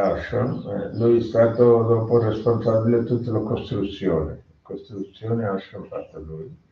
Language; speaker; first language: Italian; non-native, fluent; Tamil